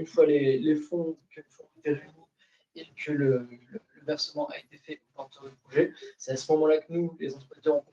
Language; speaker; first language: French; native; French